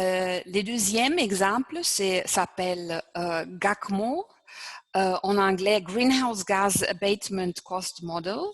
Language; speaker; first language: French; non-native, fluent; German